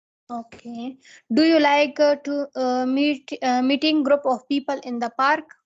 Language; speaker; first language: English; non-native, learner; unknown